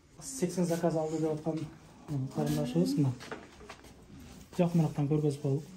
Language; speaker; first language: Kyrgyz; native; Kyrgyz